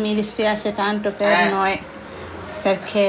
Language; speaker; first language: Italian; non-native, learner; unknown